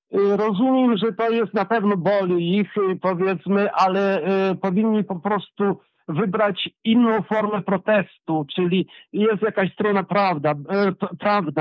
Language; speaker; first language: Polish; early bilingual, heritage; Polish